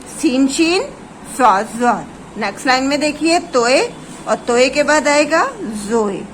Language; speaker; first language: Hindi; native; Hindi